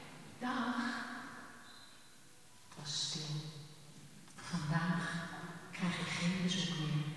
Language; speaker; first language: Dutch; native; Dutch